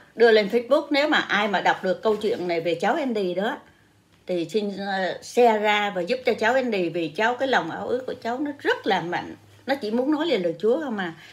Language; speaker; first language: Vietnamese; native; Vietnamese